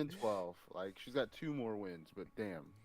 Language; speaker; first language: English; native; English